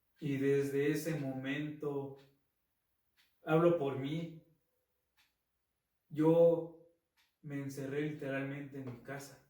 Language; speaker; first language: Spanish; native; Spanish